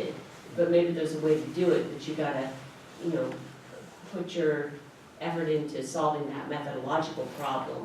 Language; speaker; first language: English; native; English